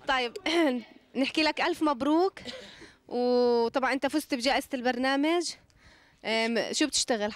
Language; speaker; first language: Arabic; native; Arabic